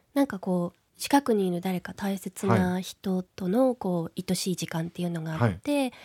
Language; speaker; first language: Japanese; native; Japanese